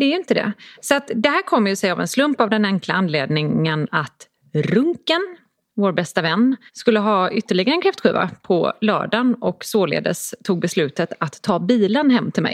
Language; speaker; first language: Swedish; native; Swedish